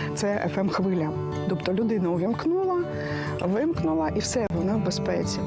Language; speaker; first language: Ukrainian; native; Ukrainian